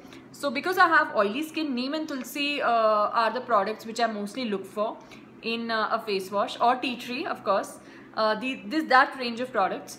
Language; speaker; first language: English; non-native, local second language; Hindi